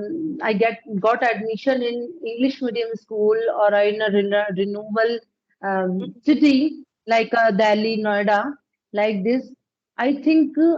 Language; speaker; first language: English; non-native, learner; Punjabi